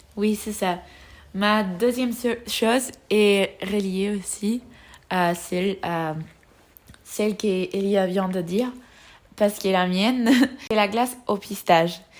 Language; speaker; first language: French; non-native, learner; Spanish